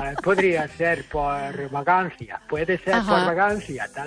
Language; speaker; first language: Spanish; non-native, fluent; English